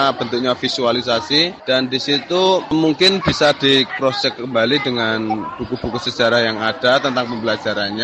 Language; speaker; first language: Indonesian; native; Indonesian